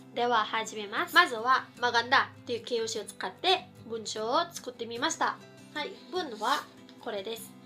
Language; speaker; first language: Japanese; non-native, fluent; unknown